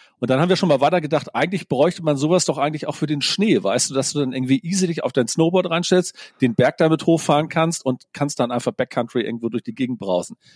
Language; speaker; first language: German; native; German